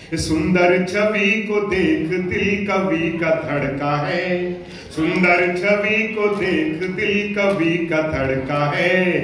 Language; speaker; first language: Hindi; non-native, local second language; Punjabi